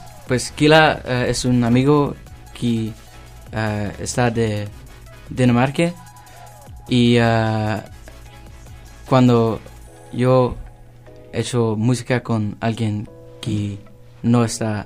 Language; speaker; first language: Spanish; early bilingual, heritage; Spanish